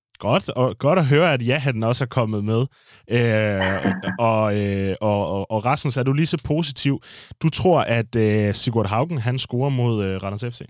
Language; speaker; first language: Danish; native; Danish